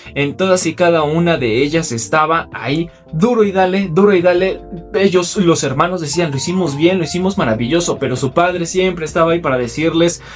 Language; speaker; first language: Spanish; native; Spanish